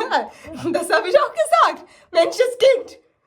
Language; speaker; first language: German; non-native, learner; Malayalam